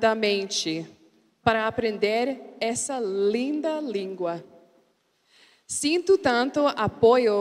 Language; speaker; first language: Portuguese; non-native, learner; English